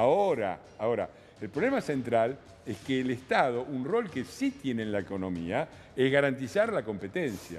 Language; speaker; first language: Spanish; native; Spanish